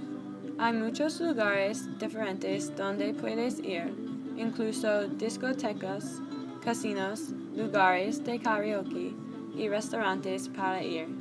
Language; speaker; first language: Spanish; non-native, learner; English